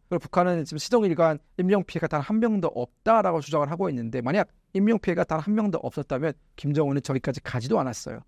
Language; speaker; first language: Korean; native; Korean